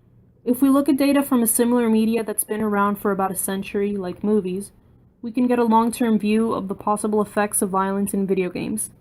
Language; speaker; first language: English; native; English